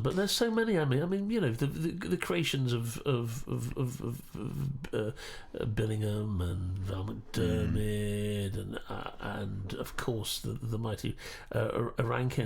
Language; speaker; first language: English; native; English